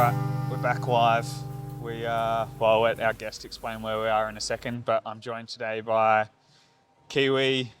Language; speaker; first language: English; native; English